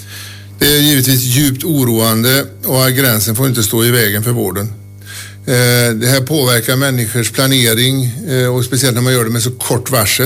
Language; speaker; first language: Swedish; native; Swedish